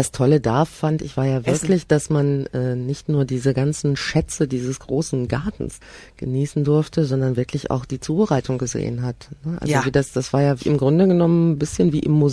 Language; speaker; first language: German; native; German